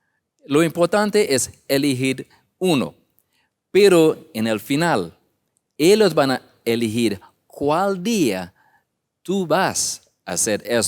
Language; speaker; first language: Spanish; non-native, learner; English